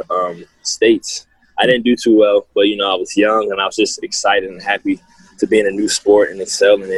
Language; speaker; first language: English; native; English